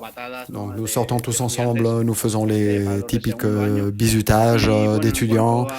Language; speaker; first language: French; non-native, fluent; Spanish